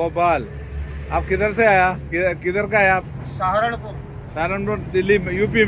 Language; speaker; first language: Hindi; non-native, local second language; Malayalam